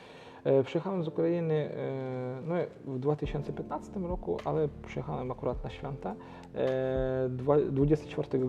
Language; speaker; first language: Polish; non-native, local second language; Ukrainian